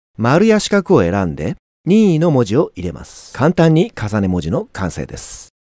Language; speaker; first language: Japanese; native; Japanese